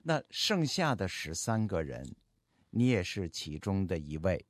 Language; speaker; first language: Chinese; native; Chinese